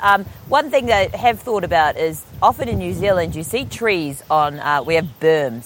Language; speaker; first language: English; native; English